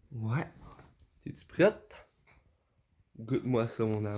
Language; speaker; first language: French; native; French